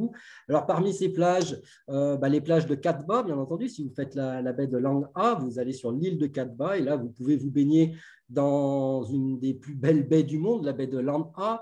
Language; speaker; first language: French; native; French